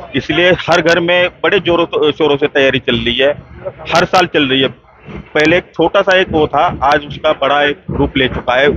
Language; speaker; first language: Hindi; non-native, local second language; Marathi